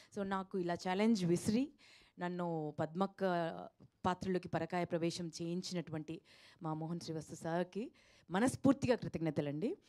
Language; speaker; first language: Telugu; native; Telugu